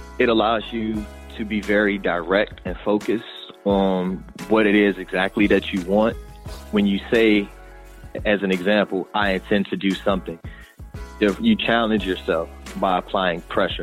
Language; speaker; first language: English; native; English